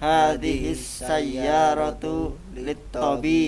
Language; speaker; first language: Arabic; non-native, learner; Indonesian